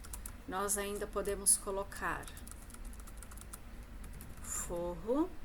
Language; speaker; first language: Portuguese; native; Portuguese